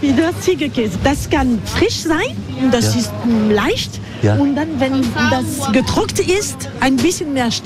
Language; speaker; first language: German; non-native, learner; French